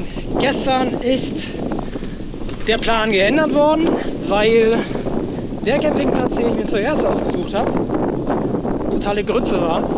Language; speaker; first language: German; native; German